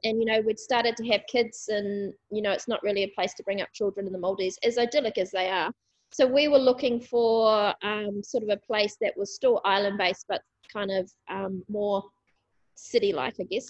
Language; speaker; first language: English; native; English